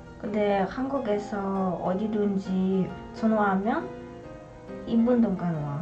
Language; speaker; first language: Korean; non-native, learner; Polish